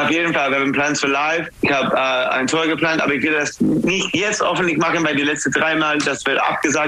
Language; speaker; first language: German; non-native, fluent; English